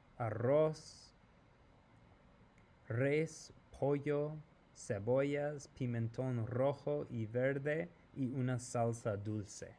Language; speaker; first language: Spanish; non-native, fluent; English